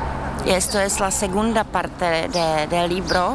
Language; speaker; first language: Spanish; non-native, learner; Czech